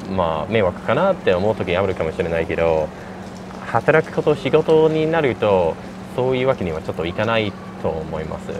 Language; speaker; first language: Japanese; non-native, fluent; English